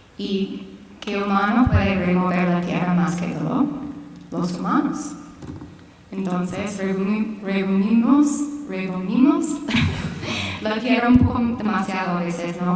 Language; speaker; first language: Spanish; non-native, fluent; English